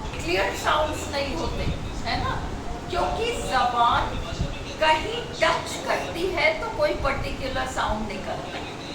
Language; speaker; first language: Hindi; native; Hindi